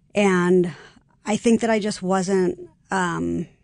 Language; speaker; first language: English; native; English